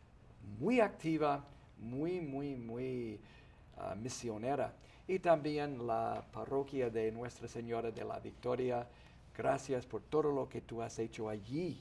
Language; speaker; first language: Spanish; non-native, fluent; English